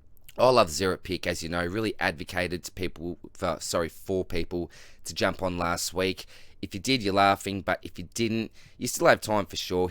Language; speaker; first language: English; native; English